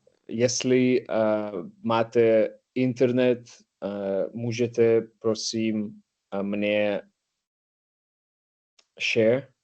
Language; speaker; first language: Czech; non-native, learner; English